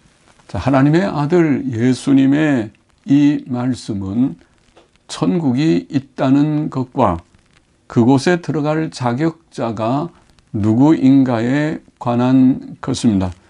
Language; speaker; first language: Korean; native; Korean